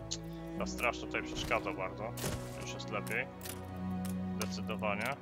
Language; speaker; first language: Polish; native; Polish